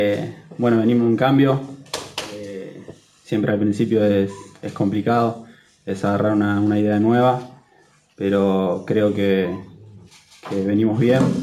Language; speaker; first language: Spanish; native; Spanish